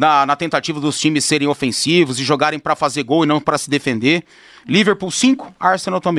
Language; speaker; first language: Portuguese; native; Portuguese